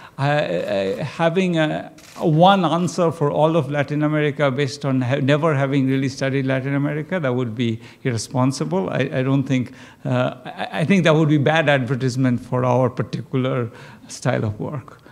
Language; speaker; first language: English; non-native, local second language; Bangla